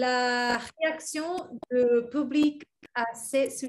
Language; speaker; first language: French; non-native, learner; English